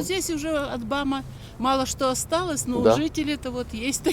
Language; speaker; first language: Russian; native; Russian